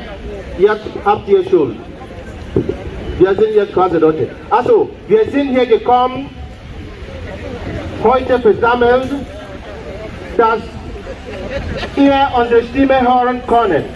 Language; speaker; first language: German; non-native, learner; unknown